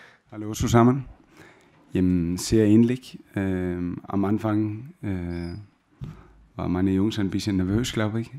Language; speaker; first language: German; non-native, fluent; Danish